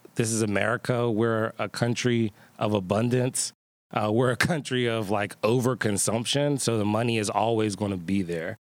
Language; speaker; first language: English; native; English